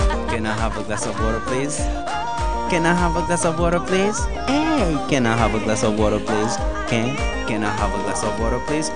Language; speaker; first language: English; non-native, learner; Haitian Creole